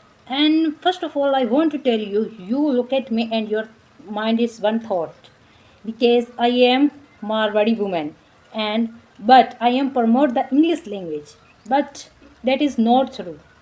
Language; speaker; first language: English; non-native, learner; Marwari